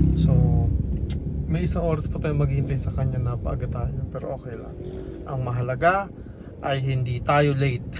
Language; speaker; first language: Filipino; native; Filipino